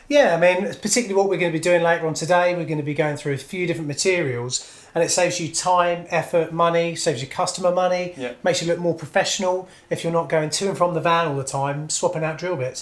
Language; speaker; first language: English; native; English